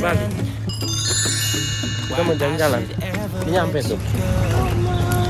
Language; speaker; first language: Indonesian; native; Indonesian